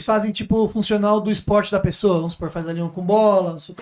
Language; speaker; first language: Portuguese; native; Portuguese